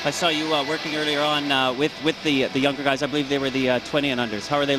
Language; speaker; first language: English; native; English